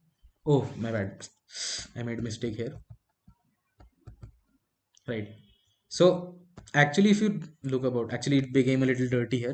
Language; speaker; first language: English; non-native, local second language; Hindi